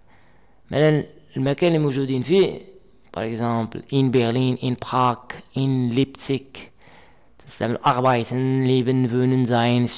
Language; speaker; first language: German; non-native, learner; Arabic